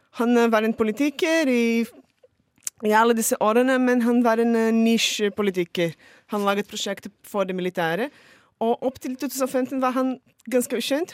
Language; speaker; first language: Norwegian; non-native, fluent; Portuguese